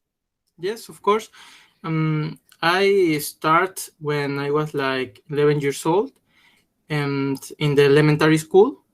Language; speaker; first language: English; non-native, learner; Spanish